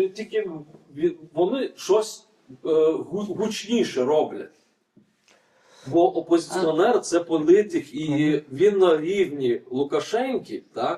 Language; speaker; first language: Ukrainian; non-native, fluent; Lithuanian